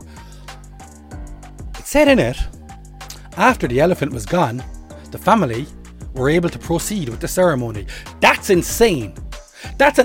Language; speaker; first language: English; native; English